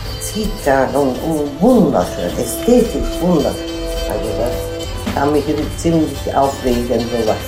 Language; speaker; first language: German; non-native, fluent; Turkish